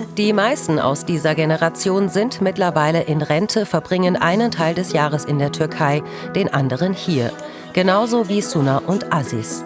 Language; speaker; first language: German; early bilingual, other home language; Turkish